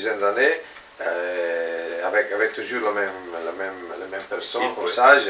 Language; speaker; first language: French; non-native, fluent; Italian